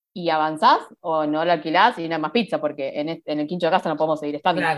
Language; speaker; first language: Spanish; native; Spanish